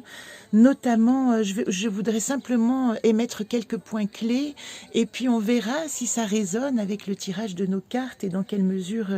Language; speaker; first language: French; native; French